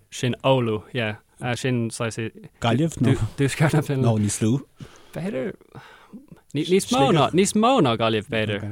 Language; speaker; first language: Irish; non-native, local second language; English